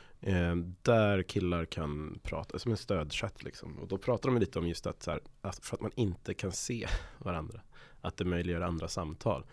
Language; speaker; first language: Swedish; native; Swedish